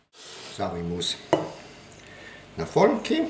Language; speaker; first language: Polish; non-native, learner; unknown